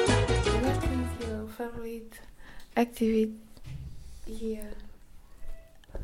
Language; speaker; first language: English; non-native, learner; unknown